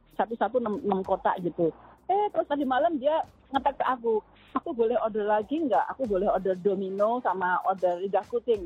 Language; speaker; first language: Indonesian; native; Indonesian